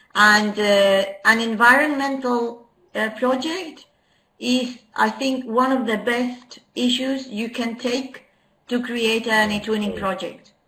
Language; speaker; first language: English; non-native, fluent; Spanish